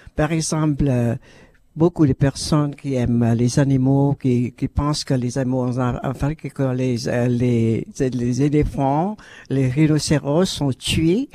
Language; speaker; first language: French; non-native, learner; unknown